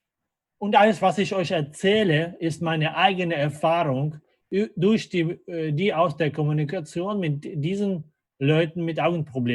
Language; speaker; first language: German; non-native, fluent; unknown